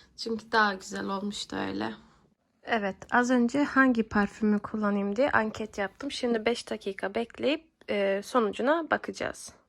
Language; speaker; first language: Turkish; early bilingual, heritage; Turkish